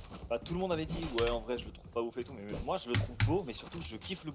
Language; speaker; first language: French; native; French